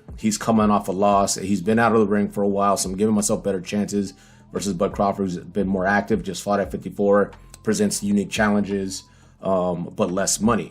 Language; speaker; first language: English; native; English